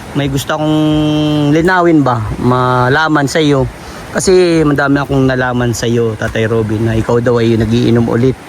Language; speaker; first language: Filipino; non-native, local second language; Bikol